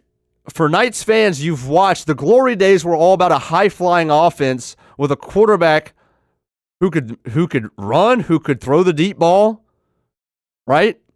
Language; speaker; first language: English; native; English